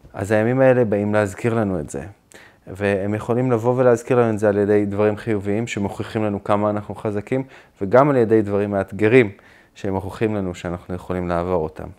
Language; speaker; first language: Hebrew; native; Hebrew